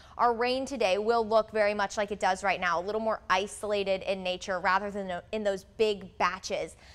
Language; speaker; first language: English; native; English